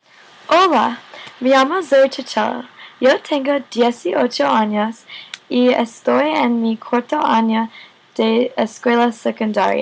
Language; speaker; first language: Spanish; non-native, learner; English